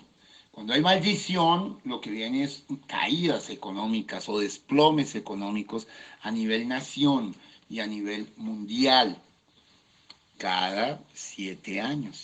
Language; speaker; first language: Spanish; native; Spanish